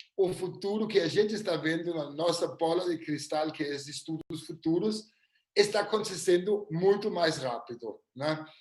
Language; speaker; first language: Portuguese; non-native, fluent; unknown